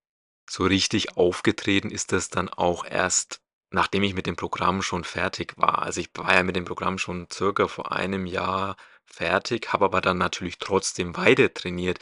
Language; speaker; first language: German; native; German